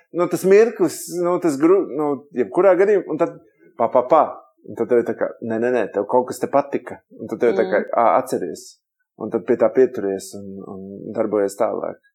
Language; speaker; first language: Latvian; native; Latvian